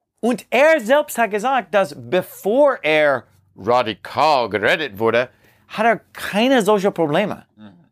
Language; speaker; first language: German; non-native, learner; English